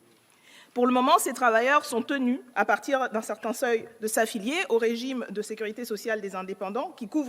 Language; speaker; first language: French; native; French